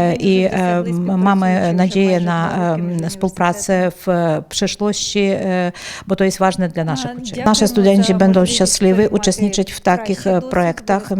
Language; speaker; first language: Polish; non-native, learner; Ukrainian